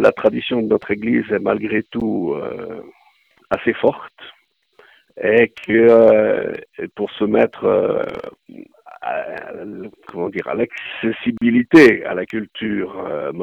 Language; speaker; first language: French; native; French